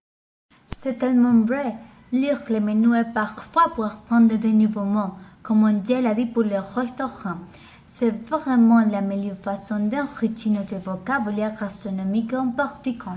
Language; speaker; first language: French; non-native, learner; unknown